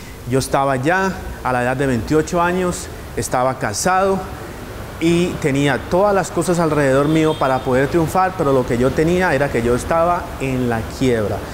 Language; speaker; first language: Spanish; native; Spanish